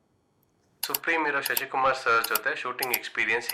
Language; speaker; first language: Kannada; native; Kannada